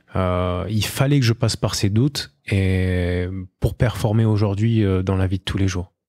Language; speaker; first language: French; native; French